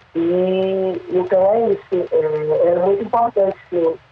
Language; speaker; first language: Portuguese; native; Portuguese